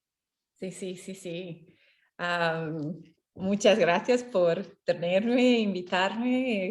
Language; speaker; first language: Spanish; non-native, fluent; Portuguese